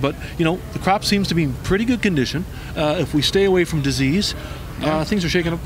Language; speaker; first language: English; native; English